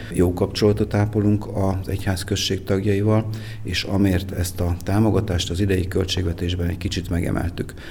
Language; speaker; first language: Hungarian; native; Hungarian